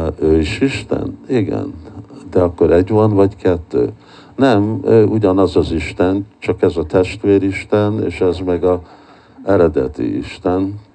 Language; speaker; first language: Hungarian; early bilingual, heritage; Hungarian